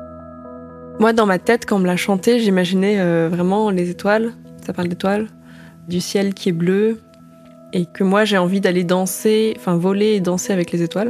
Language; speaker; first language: French; early bilingual, other home language; Indonesian